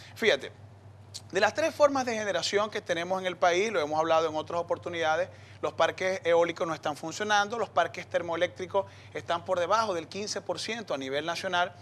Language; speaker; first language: Spanish; native; Spanish